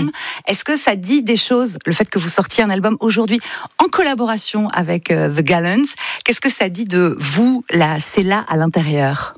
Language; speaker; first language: French; native; French